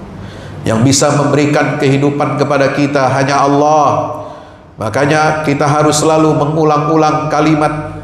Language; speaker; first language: Indonesian; native; Indonesian